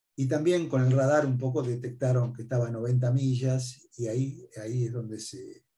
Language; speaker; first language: Spanish; native; Spanish